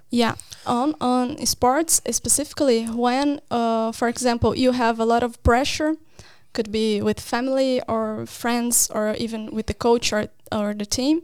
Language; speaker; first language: English; non-native, fluent; Portuguese